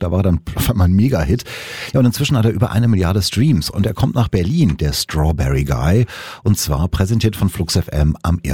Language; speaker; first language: German; native; German